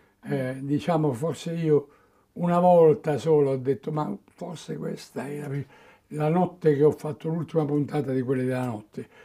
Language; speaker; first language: Italian; native; Italian